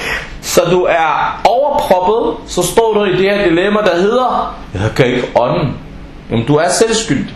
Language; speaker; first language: Danish; non-native, fluent; Arabic